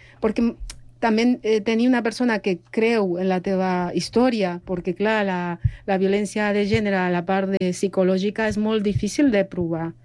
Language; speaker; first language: Catalan; non-native, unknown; Spanish